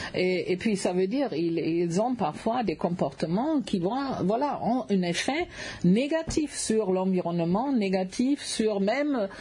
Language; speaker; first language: French; non-native, fluent; German